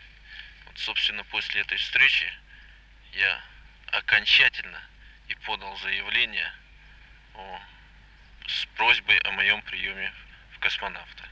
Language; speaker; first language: Russian; native; Russian